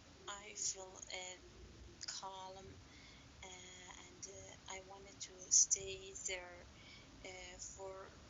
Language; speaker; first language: English; non-native, learner; Persian